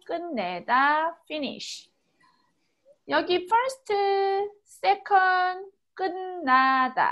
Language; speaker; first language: Korean; native; Korean